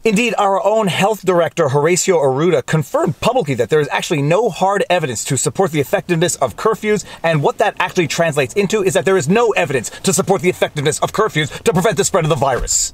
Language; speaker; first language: English; native; English